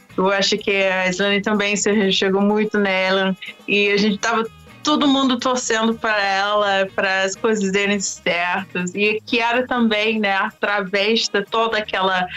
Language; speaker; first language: Portuguese; non-native, fluent; English